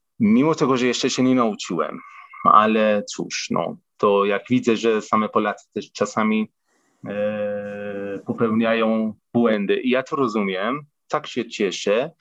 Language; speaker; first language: Polish; non-native, fluent; Persian